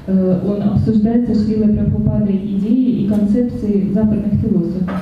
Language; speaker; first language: Russian; native; Russian